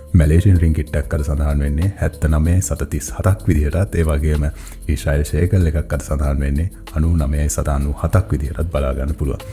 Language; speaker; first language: Sinhala; non-native, local second language; Tamil